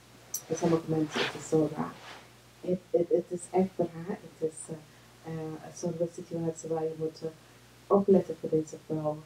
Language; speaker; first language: Dutch; non-native, fluent; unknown